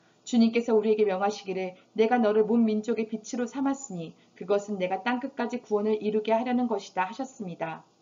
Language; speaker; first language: Korean; native; Korean